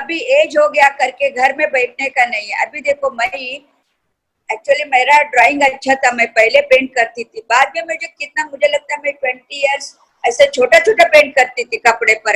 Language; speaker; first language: Hindi; non-native, local second language; Kannada